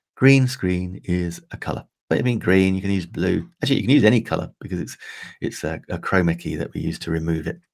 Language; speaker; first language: English; native; English